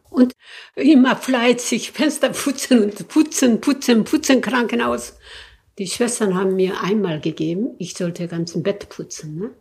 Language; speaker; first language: German; non-native, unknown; Korean